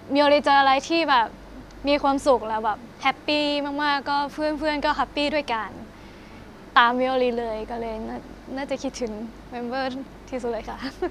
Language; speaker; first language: Thai; non-native, fluent; Japanese